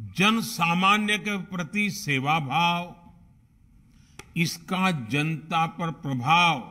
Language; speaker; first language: Hindi; non-native, local second language; Gujarati